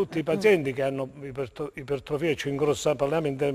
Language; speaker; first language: Italian; native; Italian